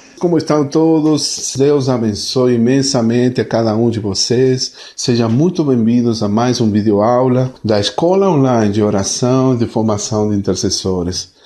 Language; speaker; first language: Portuguese; non-native, fluent; Spanish